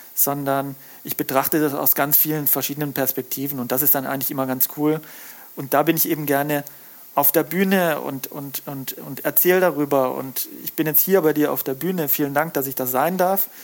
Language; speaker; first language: German; native; German